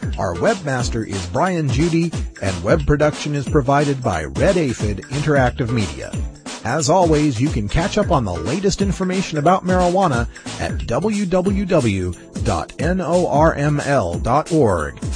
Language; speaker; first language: English; native; English